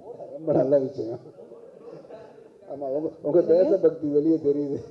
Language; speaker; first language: Tamil; native; Tamil